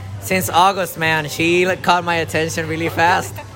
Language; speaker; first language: English; non-native, learner; Spanish